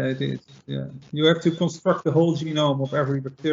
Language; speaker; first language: English; non-native, fluent; Dutch